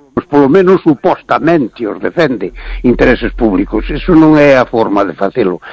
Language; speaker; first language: Galician; native; Galician